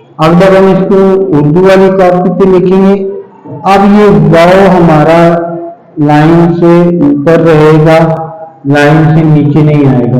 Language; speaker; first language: Urdu; native; Urdu